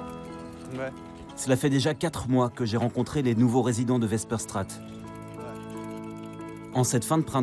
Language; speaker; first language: French; native; French